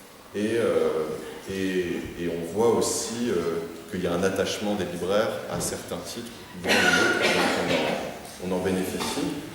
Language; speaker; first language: French; native; French